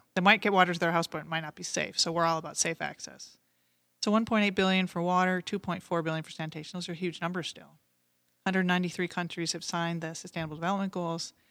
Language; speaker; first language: English; native; English